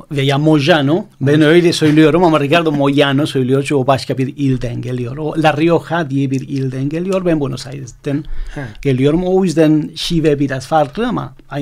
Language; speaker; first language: Turkish; non-native, fluent; Spanish